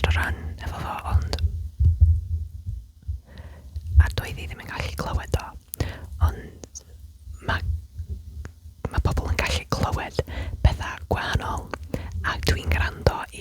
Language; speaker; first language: Welsh; non-native, local second language; English